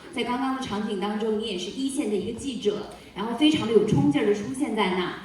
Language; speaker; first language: Chinese; native; Chinese